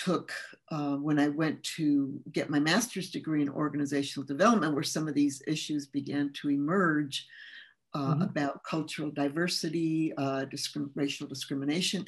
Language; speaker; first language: English; early bilingual, other home language; Spanish